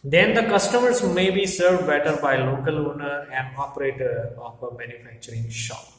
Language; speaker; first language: English; non-native, local second language; Gujarati